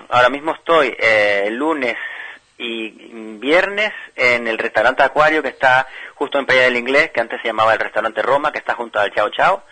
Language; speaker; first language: Spanish; native; Spanish